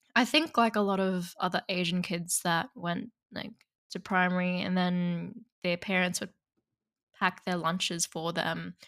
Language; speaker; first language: English; non-native, local second language; Vietnamese